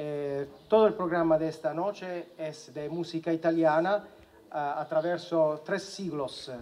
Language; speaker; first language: Spanish; non-native, learner; Italian